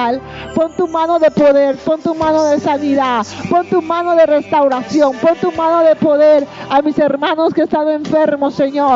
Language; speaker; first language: Spanish; native; Spanish